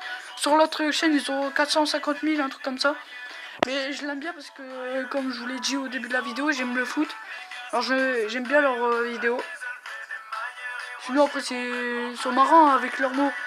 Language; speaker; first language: French; native; French